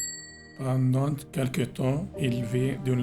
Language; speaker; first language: French; non-native, learner; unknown